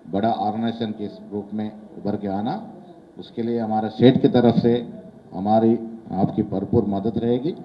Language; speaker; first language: Hindi; non-native, local second language; Telugu